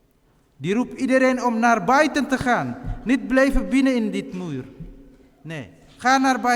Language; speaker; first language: Dutch; non-native, fluent; Indonesian